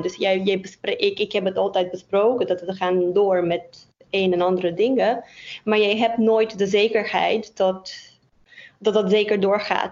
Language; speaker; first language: Dutch; non-native, fluent; Romanian